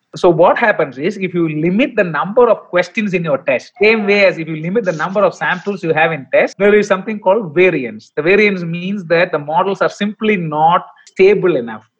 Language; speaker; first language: English; non-native, local second language; Malayalam